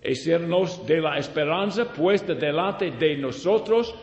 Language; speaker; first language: Spanish; non-native, learner; English